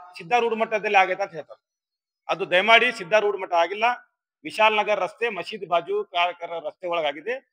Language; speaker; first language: Kannada; non-native, local second language; Urdu